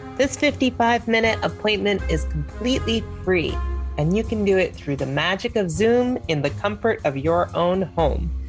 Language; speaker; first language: English; native; English